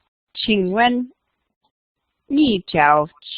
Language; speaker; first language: Chinese; non-native, learner; English